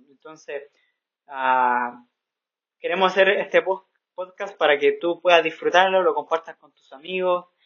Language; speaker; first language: Spanish; native; Spanish